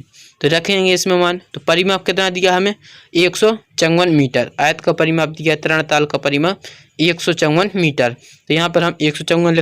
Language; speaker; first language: Hindi; native; Hindi